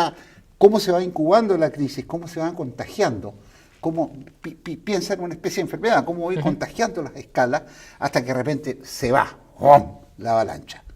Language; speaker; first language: Spanish; native; Spanish